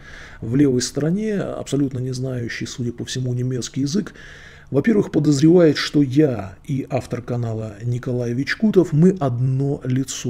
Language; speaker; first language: Russian; native; Russian